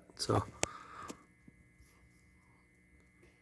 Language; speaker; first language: English; native; English